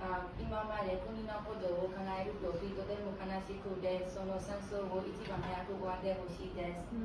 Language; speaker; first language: Japanese; non-native, learner; Burmese